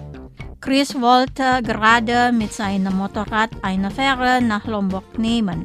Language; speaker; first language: German; non-native, fluent; Indonesian